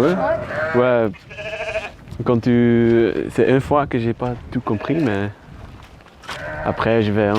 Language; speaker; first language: French; non-native, learner; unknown